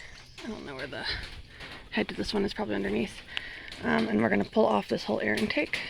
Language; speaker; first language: English; native; English